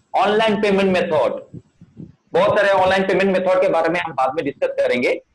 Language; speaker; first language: Hindi; non-native, local second language; Bangla